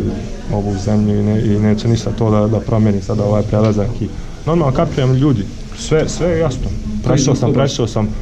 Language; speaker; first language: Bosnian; early bilingual, heritage; Croatian